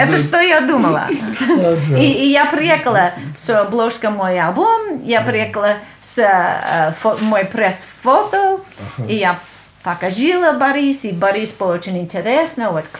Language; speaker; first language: Russian; non-native, learner; English